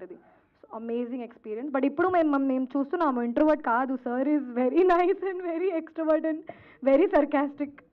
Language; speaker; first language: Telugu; non-native, local second language; Hindi